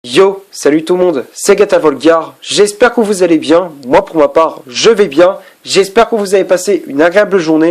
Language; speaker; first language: French; native; French